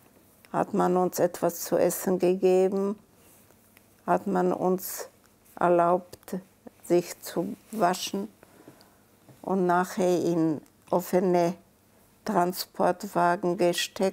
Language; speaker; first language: German; non-native, fluent; Czech